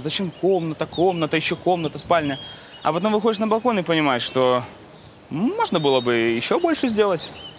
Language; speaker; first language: Russian; native; Russian